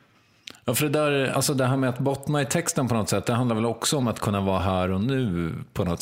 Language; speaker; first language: Swedish; native; Swedish